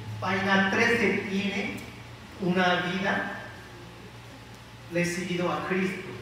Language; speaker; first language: Spanish; non-native, learner; Korean